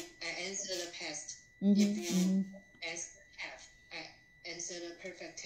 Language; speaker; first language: English; non-native, learner; Chinese